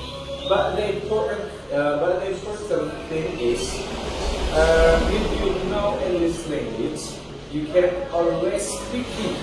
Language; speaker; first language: English; non-native, learner; Indonesian